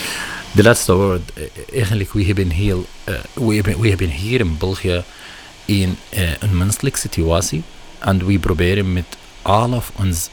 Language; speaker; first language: Dutch; non-native, learner; Arabic